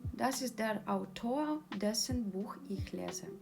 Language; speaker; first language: German; non-native, fluent; Ukrainian